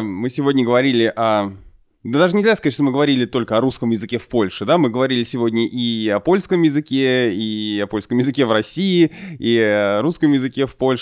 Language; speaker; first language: Russian; native; Russian